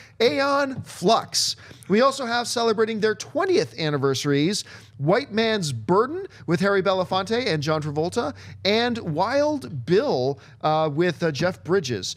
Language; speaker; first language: English; native; English